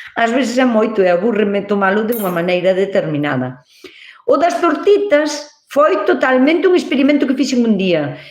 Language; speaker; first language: Galician; native; Galician